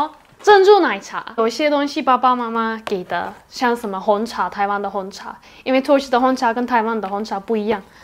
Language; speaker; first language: Chinese; non-native, fluent; Turkish